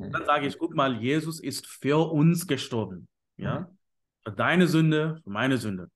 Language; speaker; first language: German; non-native, fluent; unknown